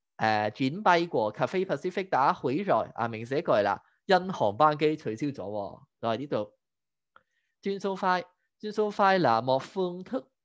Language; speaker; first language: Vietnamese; non-native, fluent; Cantonese